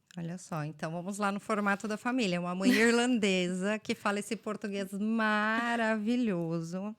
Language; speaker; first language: Portuguese; native; Portuguese